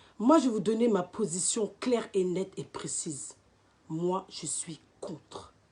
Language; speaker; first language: French; native; French